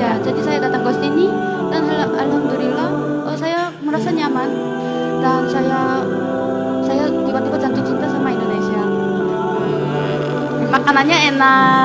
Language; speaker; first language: Indonesian; non-native, learner; Korean